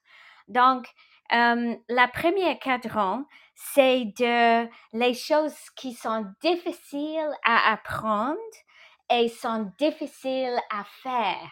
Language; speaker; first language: French; non-native, fluent; English